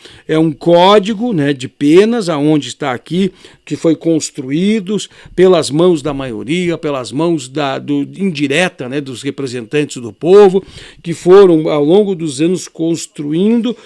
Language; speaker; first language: Portuguese; native; Portuguese